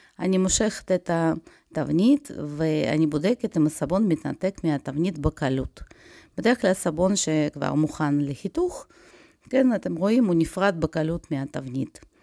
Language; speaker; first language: Hebrew; non-native, fluent; Russian